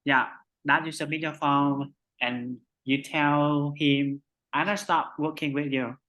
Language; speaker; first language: English; non-native, fluent; Vietnamese